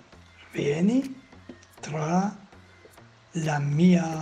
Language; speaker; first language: Italian; non-native, learner; Persian